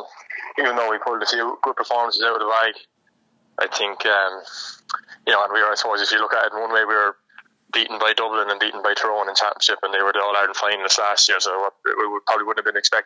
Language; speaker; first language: English; native; English